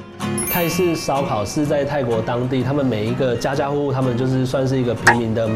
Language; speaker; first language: Chinese; native; Chinese